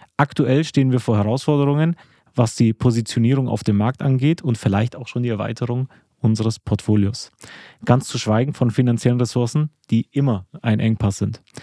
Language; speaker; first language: German; early bilingual, other home language; Albanian